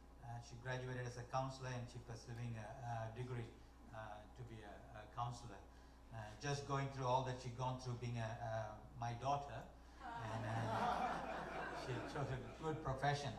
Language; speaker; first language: English; non-native, local second language; Tamil